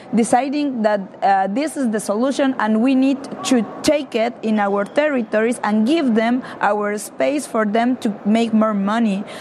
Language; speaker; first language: English; non-native, learner; Spanish